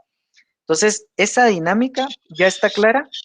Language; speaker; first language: Spanish; native; Spanish